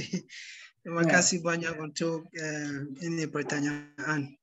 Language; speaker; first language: Indonesian; non-native, learner; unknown